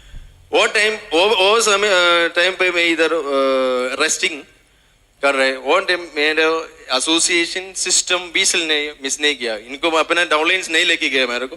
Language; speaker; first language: Hindi; non-native, local second language; Malayalam